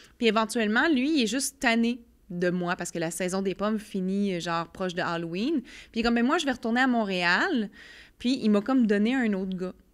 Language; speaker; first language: French; native; French